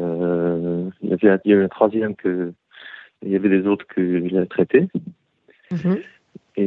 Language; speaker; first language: French; early bilingual, heritage; Hebrew